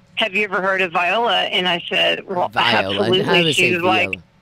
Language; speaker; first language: English; native; English